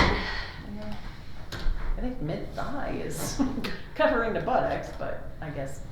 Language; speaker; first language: English; native; English